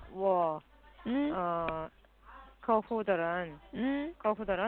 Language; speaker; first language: Chinese; non-native, learner; Korean